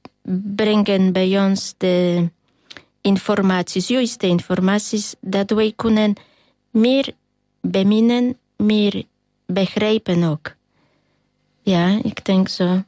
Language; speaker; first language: Dutch; non-native, learner; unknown